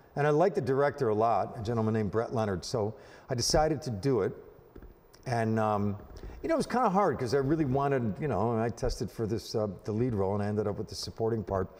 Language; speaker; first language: English; native; English